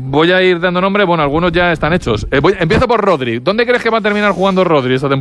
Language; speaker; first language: Spanish; native; Spanish